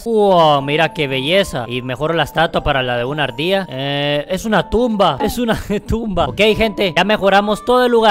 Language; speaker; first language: Spanish; native; Spanish